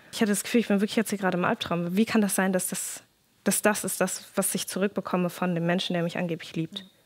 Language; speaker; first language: German; native; German